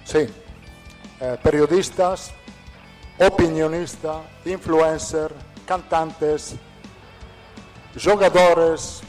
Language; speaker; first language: Portuguese; non-native, fluent; Italian